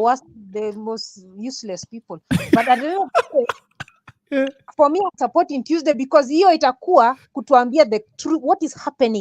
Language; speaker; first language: English; non-native, local second language; Swahili